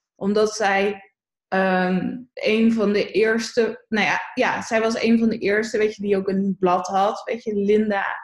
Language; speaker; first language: Dutch; native; Dutch